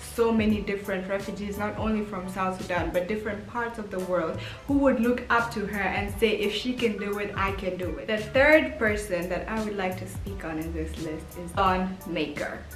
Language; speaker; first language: English; early bilingual, heritage; English